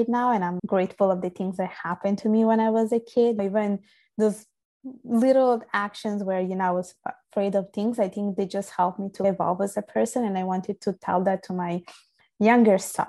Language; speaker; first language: English; non-native, fluent; Italian